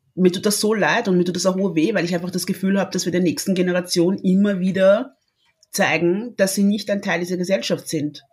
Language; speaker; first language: German; early bilingual, other home language; Lingala